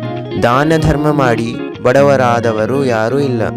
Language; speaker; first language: Kannada; native; Kannada